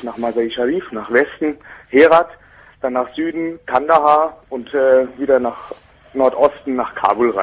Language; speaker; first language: German; native; German